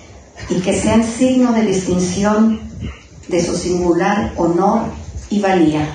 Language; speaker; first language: Spanish; native; Spanish